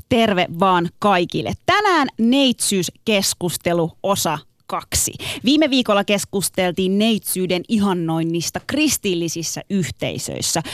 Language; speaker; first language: Finnish; early bilingual, other home language; Turkish